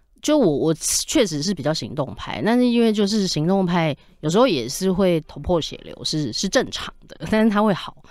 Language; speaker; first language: Chinese; native; Chinese